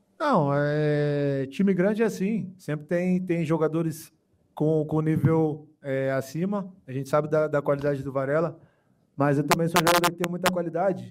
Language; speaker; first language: Portuguese; native; Portuguese